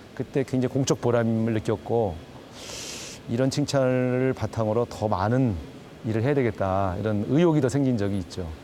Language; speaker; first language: Korean; native; Korean